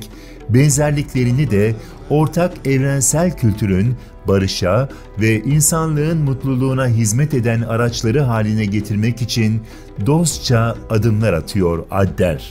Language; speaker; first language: Turkish; native; Turkish